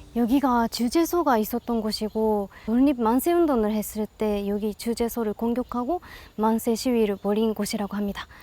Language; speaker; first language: Korean; non-native, fluent; Japanese